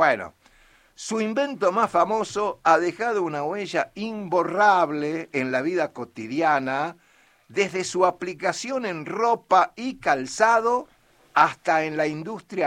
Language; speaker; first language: Spanish; native; Spanish